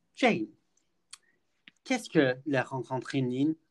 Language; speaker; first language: French; non-native, fluent; English